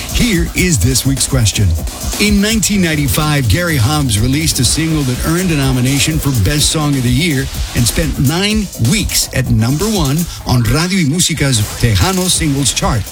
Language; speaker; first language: English; early bilingual, other home language; Spanish